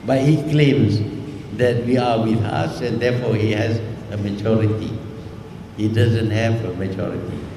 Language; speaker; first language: English; non-native, local second language; Malay